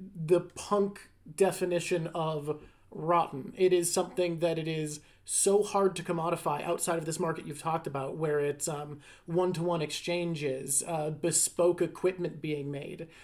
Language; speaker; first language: English; native; English